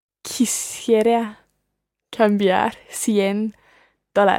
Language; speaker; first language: Spanish; non-native, learner; English